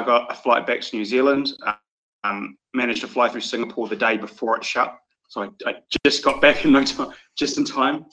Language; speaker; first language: English; native; English